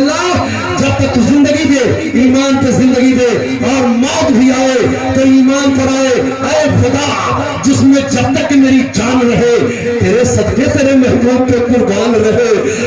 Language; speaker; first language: Hindi; native; Hindi